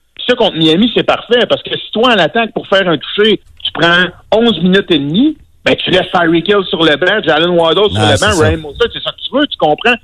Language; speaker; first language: French; native; French